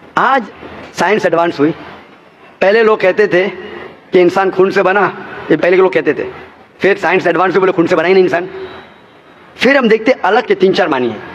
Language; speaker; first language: Hindi; non-native, local second language; Konkani